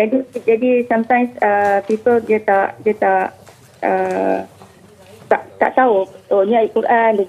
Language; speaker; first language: Malay; native; Malay